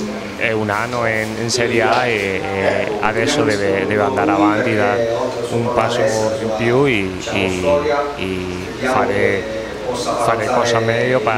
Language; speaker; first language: Italian; non-native, fluent; Spanish